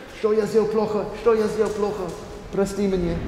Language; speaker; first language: Russian; non-native, learner; English